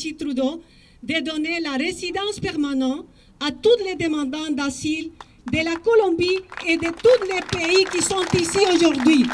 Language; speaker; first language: French; non-native, fluent; Spanish